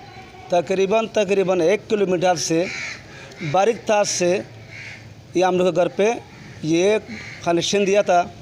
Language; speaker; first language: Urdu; non-native, local second language; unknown